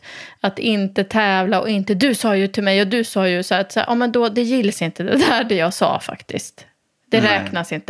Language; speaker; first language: Swedish; native; Swedish